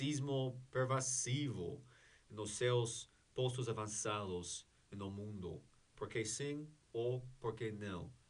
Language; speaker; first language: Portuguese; non-native, learner; English